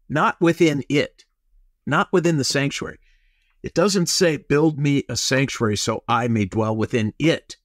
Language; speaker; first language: English; native; English